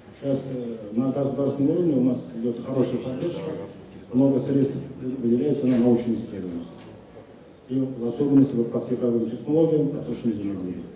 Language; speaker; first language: Russian; non-native, local second language; Kazakh